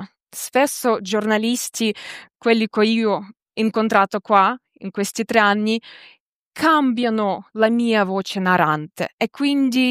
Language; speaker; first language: Italian; non-native, fluent; Ukrainian